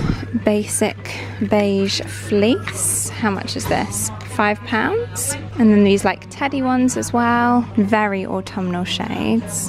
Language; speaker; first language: English; native; English